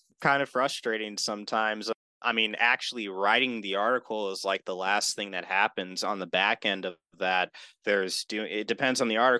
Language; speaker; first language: English; native; English